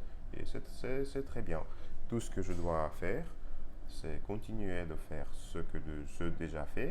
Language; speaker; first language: French; non-native, learner; Russian